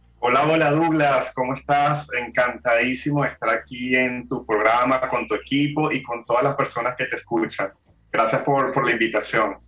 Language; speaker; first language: Spanish; native; Spanish